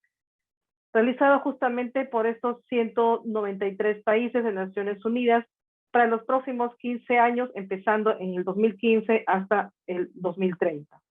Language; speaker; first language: Spanish; native; Spanish